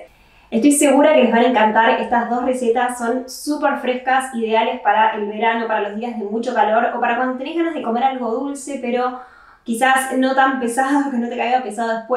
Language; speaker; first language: Spanish; native; Spanish